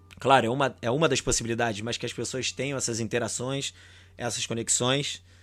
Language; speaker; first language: Portuguese; native; Portuguese